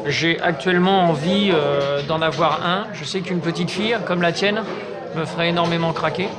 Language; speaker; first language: French; native; French